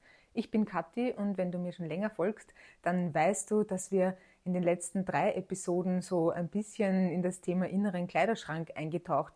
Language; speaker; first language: German; native; German